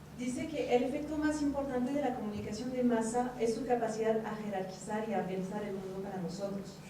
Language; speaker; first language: Spanish; non-native, fluent; French